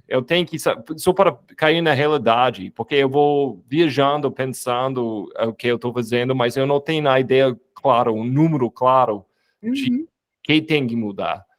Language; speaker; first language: Portuguese; non-native, fluent; English